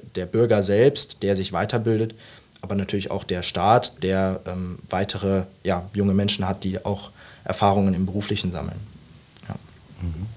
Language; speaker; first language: German; native; German